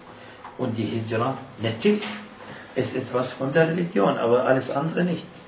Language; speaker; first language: German; non-native, fluent; Arabic